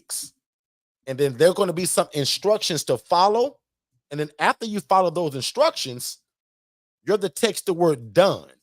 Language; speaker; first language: English; native; English